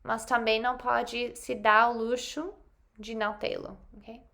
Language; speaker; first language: Portuguese; non-native, fluent; English